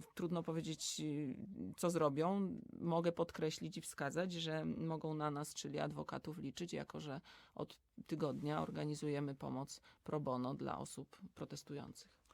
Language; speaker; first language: Polish; native; Polish